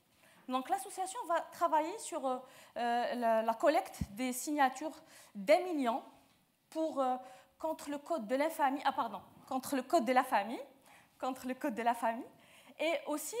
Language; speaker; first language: French; non-native, local second language; Arabic